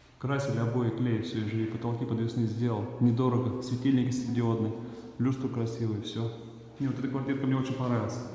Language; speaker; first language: Russian; native; Russian